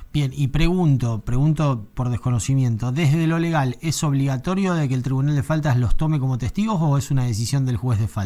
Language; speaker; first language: Spanish; native; Spanish